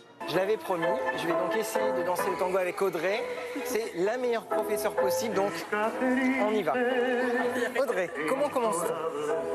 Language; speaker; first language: French; native; French